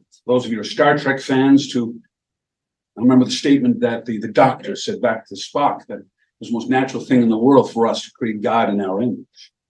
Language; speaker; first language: English; native; English